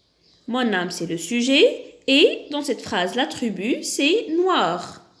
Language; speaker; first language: French; non-native, local second language; Arabic